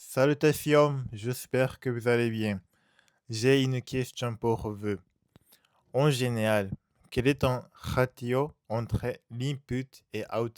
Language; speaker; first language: French; non-native, learner; Japanese